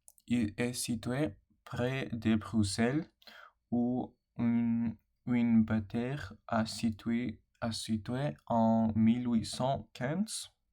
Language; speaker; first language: French; non-native, learner; English